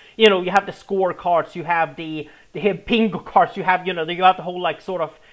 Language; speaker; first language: English; non-native, fluent; Swedish